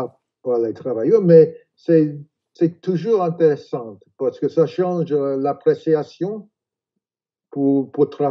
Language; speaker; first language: French; non-native, fluent; English